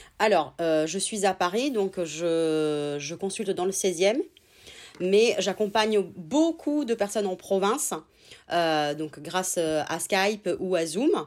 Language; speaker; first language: French; non-native, fluent; Italian